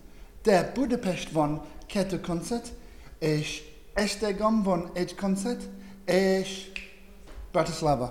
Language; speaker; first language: Hungarian; non-native, learner; English